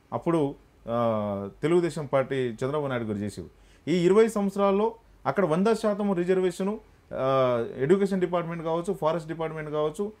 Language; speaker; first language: Telugu; non-native, local second language; Lambadi